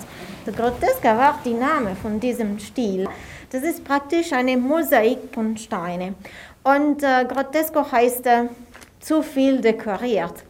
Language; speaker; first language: German; non-native, fluent; Italian